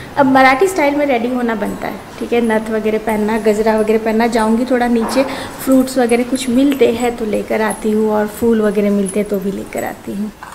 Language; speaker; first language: Hindi; non-native, local second language; Marathi